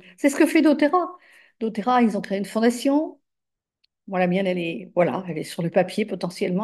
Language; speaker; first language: French; native; French